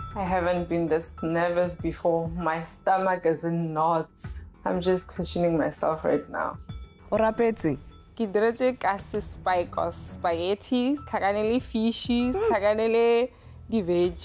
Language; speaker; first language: English; non-native, local second language; Northern Sotho